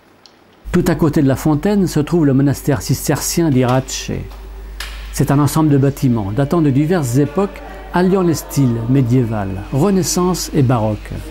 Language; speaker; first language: French; native; French